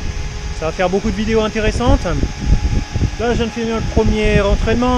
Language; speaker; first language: French; native; French